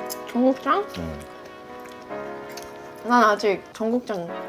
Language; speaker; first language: Korean; non-native, fluent; Swedish